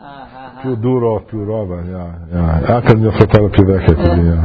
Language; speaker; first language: Italian; early bilingual, heritage; English